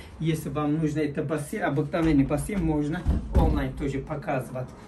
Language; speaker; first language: Russian; non-native, learner; Turkish